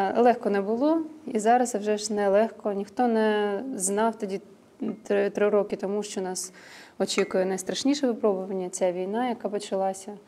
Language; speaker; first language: Ukrainian; non-native, local second language; Russian